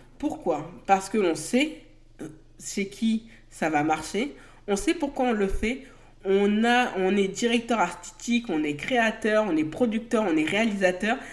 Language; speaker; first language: French; native; French